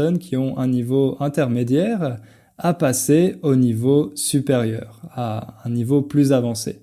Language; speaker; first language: French; native; French